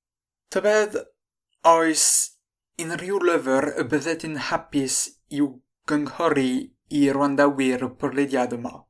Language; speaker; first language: Welsh; non-native, fluent; French